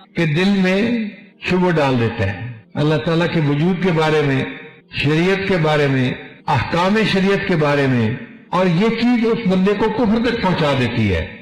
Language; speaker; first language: Urdu; non-native, local second language; Punjabi